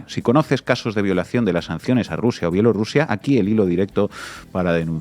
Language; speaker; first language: Spanish; native; Spanish